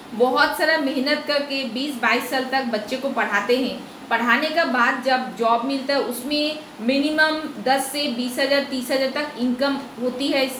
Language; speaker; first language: Hindi; non-native, local second language; Bangla